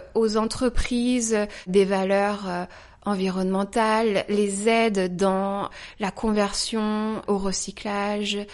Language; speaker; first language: French; native; French